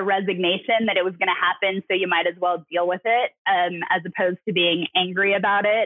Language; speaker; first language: English; native; English